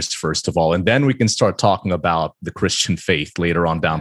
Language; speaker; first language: English; non-native, local second language; Filipino